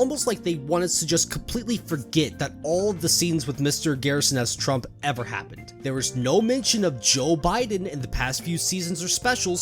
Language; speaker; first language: English; native; English